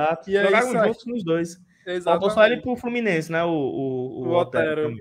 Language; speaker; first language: Portuguese; native; Portuguese